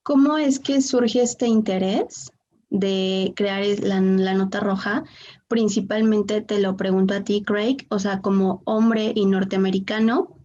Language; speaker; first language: Spanish; native; Spanish